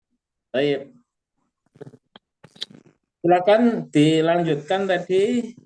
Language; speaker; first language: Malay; non-native, local second language; Javanese